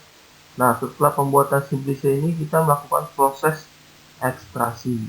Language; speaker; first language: Indonesian; native; Indonesian